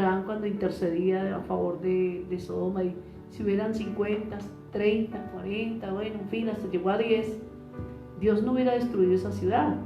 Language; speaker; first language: Spanish; native; Spanish